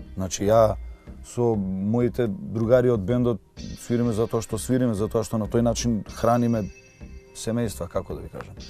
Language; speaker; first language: Macedonian; non-native, local second language; Albanian